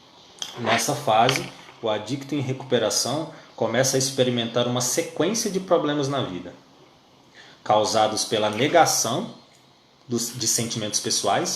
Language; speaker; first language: Portuguese; native; Portuguese